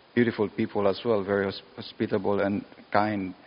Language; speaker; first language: English; non-native, local second language; Cebuano